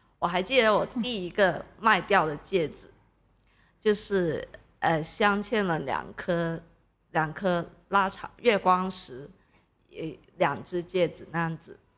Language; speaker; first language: Chinese; non-native, local second language; Cantonese